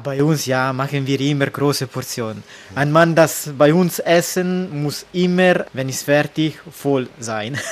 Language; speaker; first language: German; non-native, learner; Italian